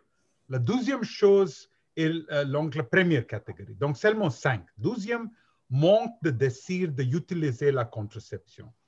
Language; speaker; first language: French; non-native, learner; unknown